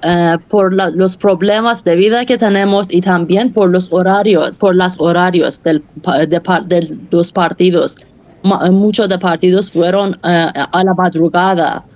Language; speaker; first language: Spanish; non-native, fluent; Persian